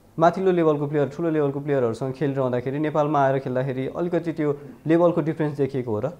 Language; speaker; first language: Nepali; native; Nepali